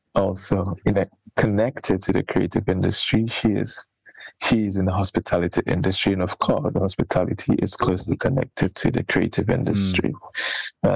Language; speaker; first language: English; non-native, local second language; Akan